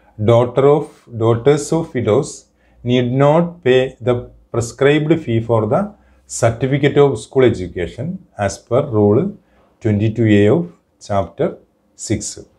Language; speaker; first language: English; non-native, local second language; Malayalam